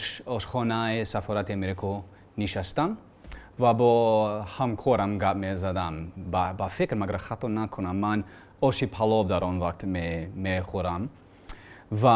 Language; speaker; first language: Persian; non-native, learner; English